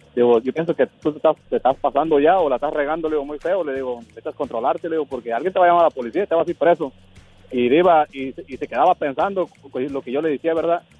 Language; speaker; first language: Spanish; native; Spanish